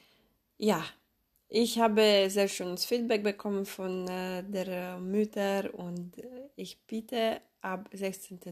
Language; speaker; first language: German; non-native, fluent; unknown